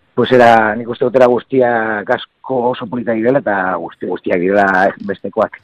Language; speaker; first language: Basque; non-native, local second language; Spanish